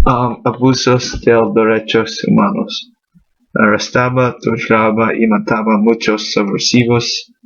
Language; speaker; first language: Spanish; non-native, learner; English